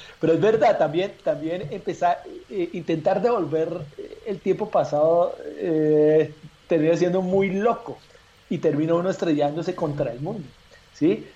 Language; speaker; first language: Spanish; native; Spanish